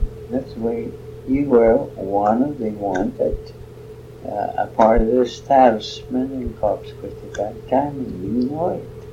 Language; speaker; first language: English; early bilingual, other home language; Spanish